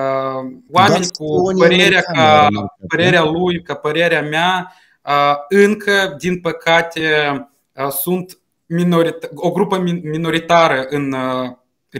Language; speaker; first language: Romanian; non-native, local second language; Russian